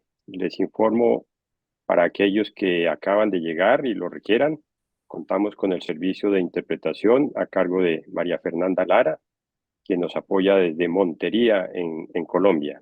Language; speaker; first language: Spanish; native; Spanish